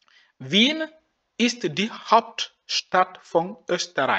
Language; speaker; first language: German; non-native, fluent; French